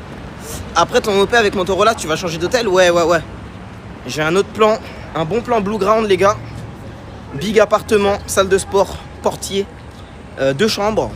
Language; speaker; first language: French; native; French